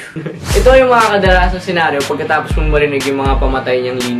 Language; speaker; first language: Filipino; native; Filipino